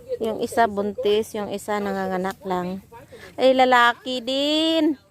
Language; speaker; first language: Filipino; non-native, local second language; Cebuano